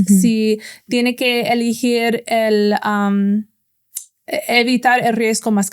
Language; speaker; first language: Spanish; non-native, fluent; English